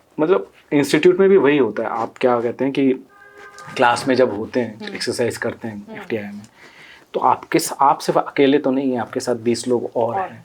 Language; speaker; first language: Hindi; non-native, local second language; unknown